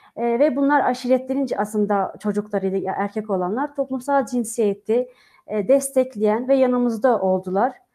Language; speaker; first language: Turkish; non-native, local second language; Kurdish